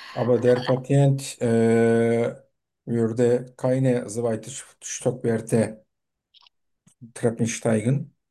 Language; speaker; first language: German; non-native, fluent; Turkish